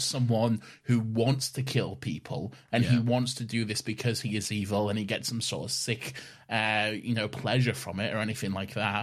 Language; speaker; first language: English; native; English